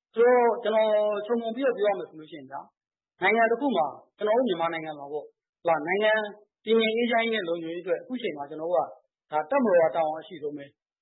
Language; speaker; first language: Burmese; native; Burmese